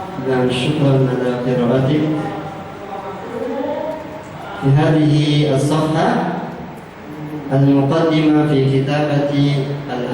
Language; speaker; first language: Arabic; non-native, fluent; Indonesian